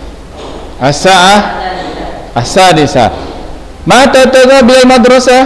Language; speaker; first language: Arabic; non-native, fluent; Indonesian